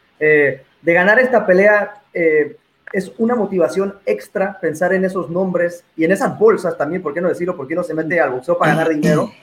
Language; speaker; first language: Spanish; native; Spanish